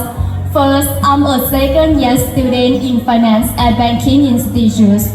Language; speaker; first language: English; non-native, learner; Lao